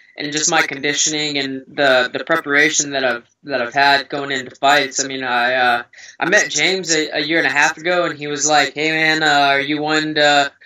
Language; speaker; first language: English; native; English